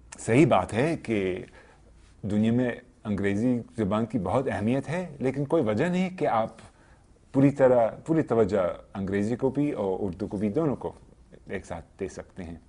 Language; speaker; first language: Urdu; non-native, fluent; English